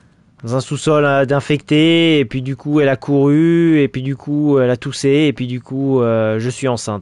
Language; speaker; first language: French; native; French